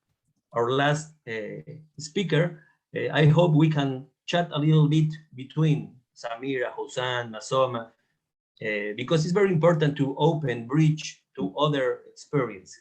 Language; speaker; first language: English; non-native, fluent; Spanish